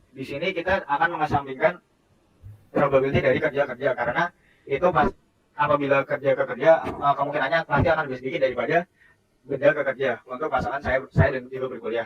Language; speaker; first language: Indonesian; native; Indonesian